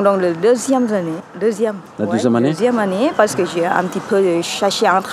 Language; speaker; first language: French; non-native, learner; Thai